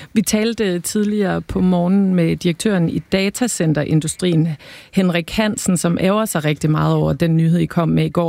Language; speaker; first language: Danish; native; Danish